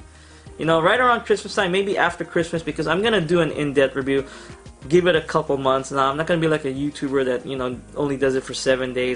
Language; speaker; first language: English; native; English